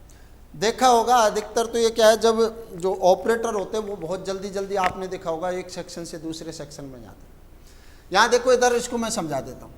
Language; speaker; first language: Hindi; native; Hindi